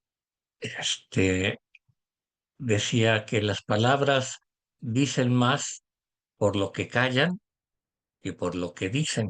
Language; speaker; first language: Spanish; native; Spanish